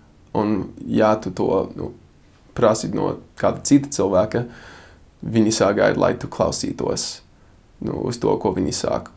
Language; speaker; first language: Latvian; non-native, fluent; English